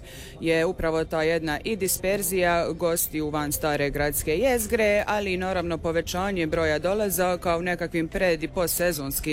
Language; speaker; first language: Serbian; native; Serbian